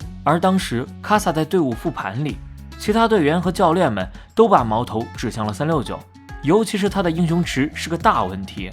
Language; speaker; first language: Chinese; native; Chinese